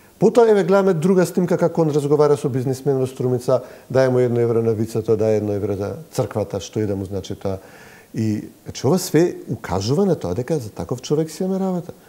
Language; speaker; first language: Macedonian; native; Macedonian